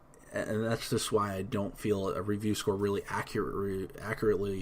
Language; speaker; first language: English; native; English